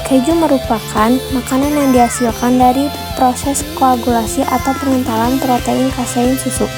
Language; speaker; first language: Indonesian; native; Indonesian